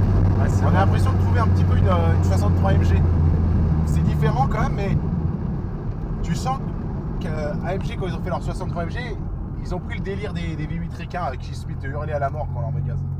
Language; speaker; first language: French; native; French